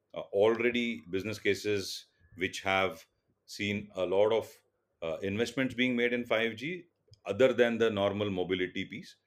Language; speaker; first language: English; non-native, local second language; Tulu